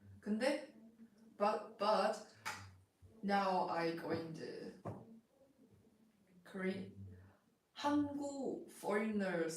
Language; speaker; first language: English; non-native, fluent; Chinese